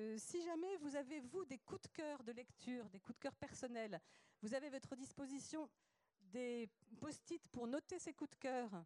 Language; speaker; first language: French; native; French